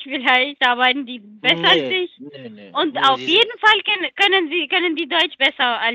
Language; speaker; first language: German; non-native, learner; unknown